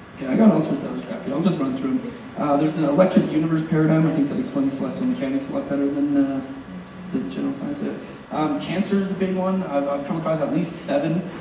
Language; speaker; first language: English; native; English